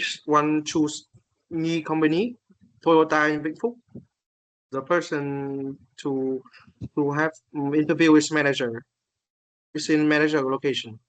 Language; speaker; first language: English; non-native, learner; Vietnamese